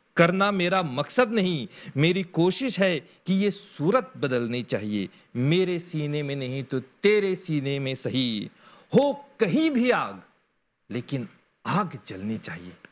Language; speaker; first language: Hindi; non-native, local second language; Morisyen